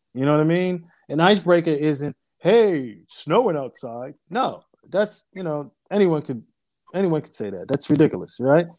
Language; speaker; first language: English; native; English